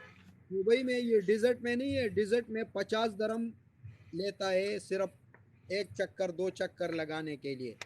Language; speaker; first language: Hindi; non-native, local second language; Pashto